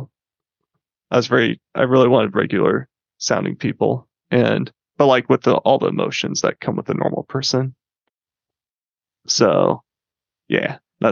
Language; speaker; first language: English; native; English